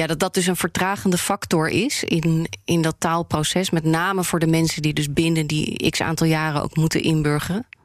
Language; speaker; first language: Dutch; native; Dutch